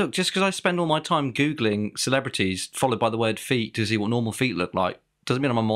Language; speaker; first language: English; native; English